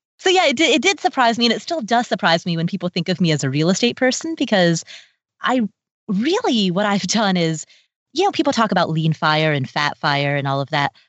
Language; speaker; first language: English; early bilingual, other home language; Nepali